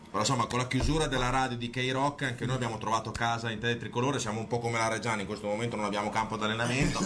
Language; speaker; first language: Italian; native; Italian